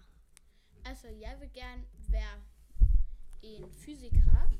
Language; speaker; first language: Danish; non-native, learner; German